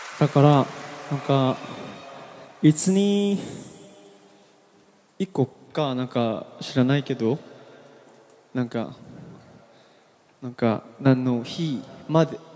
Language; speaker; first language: Japanese; non-native, learner; Korean